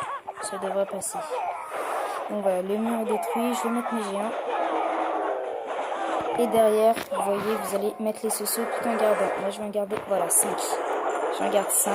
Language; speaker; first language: French; native; French